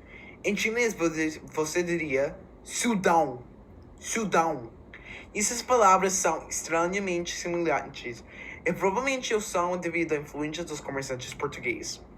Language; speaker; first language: Portuguese; non-native, learner; English